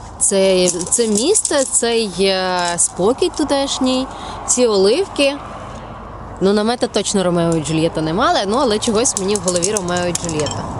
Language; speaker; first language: Ukrainian; native; Ukrainian